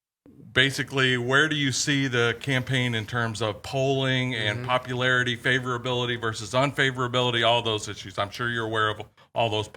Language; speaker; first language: English; native; English